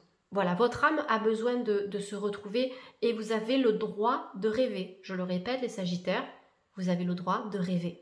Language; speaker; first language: French; native; French